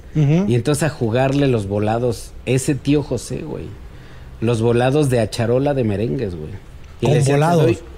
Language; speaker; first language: Spanish; native; Spanish